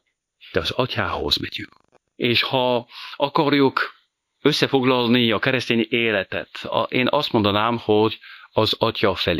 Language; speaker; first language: Hungarian; non-native, fluent; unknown